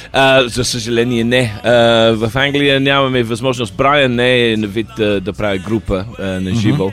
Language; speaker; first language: Bulgarian; non-native, learner; English